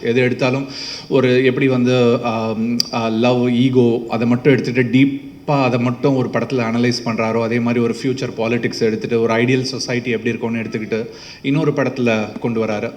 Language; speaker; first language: Tamil; native; Tamil